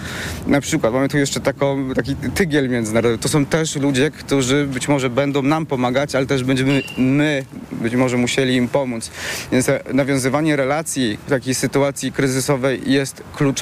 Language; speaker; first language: Polish; native; Polish